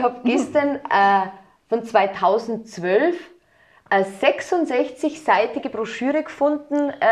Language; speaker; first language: German; native; German